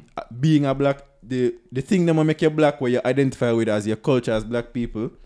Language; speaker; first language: English; non-native, local second language; Jamaican Creole English